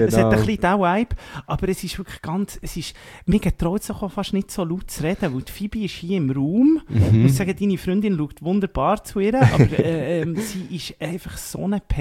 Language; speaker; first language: German; native; German